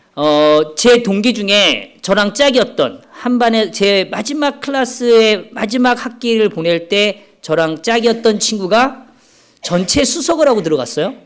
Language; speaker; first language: Korean; native; Korean